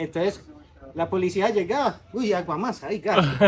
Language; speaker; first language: Spanish; native; Spanish